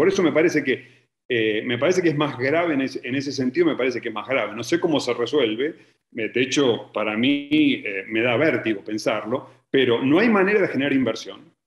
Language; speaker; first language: Spanish; native; Spanish